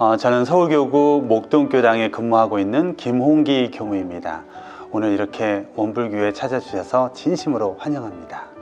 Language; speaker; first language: Korean; native; Korean